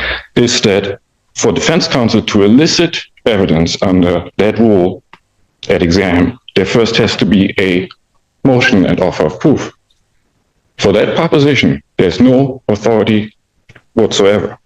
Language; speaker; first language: English; native; English